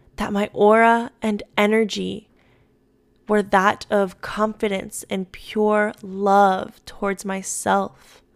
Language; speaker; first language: English; early bilingual, other home language; Spanish